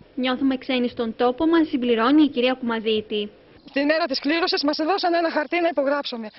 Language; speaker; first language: Greek; early bilingual, heritage; Greek